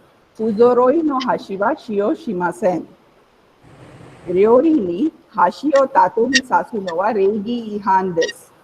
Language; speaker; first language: Japanese; non-native, fluent; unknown